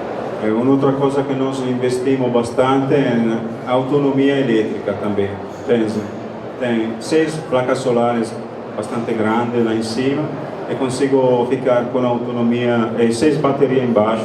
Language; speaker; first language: Portuguese; non-native, fluent; Italian